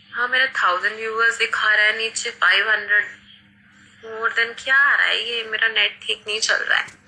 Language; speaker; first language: Hindi; native; Hindi